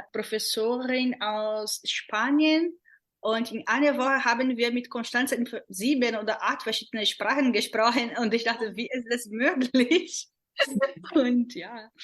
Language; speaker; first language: German; non-native, fluent; Portuguese